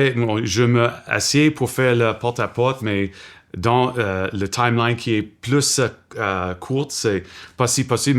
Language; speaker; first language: French; non-native, local second language; English